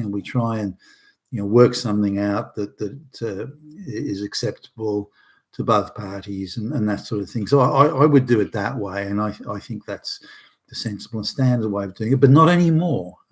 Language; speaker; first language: English; native; English